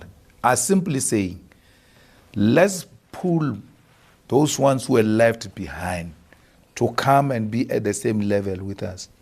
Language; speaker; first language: English; non-native, local second language; Northern Sotho